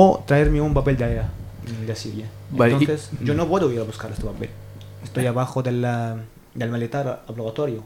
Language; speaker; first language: Spanish; non-native, learner; Arabic